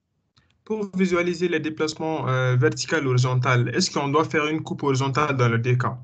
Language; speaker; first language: French; non-native, local second language; Arabic